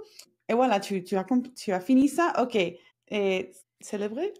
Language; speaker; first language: French; non-native, fluent; Spanish